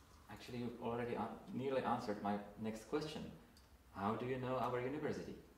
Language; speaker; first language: English; non-native, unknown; Czech